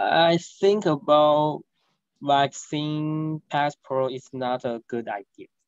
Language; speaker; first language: English; non-native, learner; Chinese